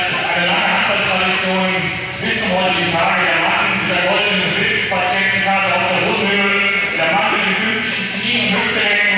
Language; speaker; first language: German; native; German